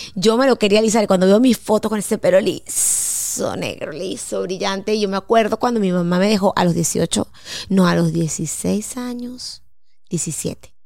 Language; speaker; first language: Spanish; native; Spanish